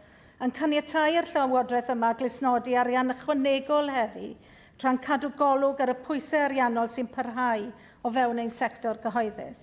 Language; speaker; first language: Welsh; native; Welsh